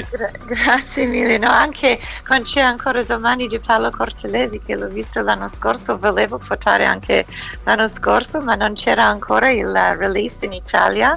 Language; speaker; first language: Italian; early bilingual, heritage; English